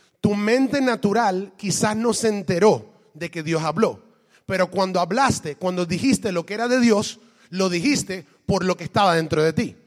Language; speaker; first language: Spanish; native; Spanish